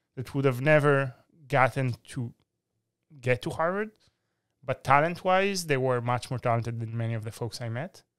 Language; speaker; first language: English; non-native, fluent; Hebrew